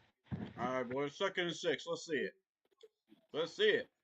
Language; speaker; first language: English; native; English